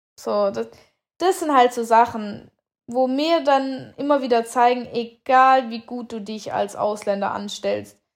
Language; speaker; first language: German; native; German